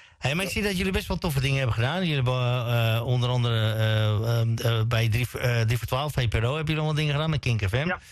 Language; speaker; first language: Dutch; native; Dutch